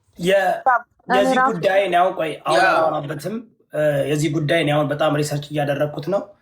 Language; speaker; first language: Amharic; early bilingual, heritage; Amharic